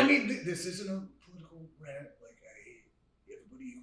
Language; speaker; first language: English; native; English